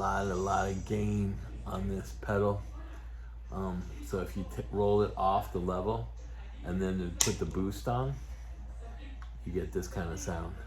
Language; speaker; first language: English; native; English